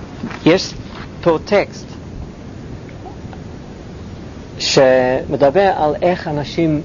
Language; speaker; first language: Hebrew; non-native, fluent; English